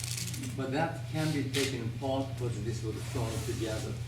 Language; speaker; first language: English; non-native, fluent; Japanese